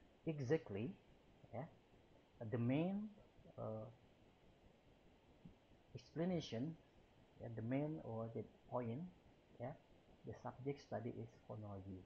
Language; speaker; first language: English; non-native, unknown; Indonesian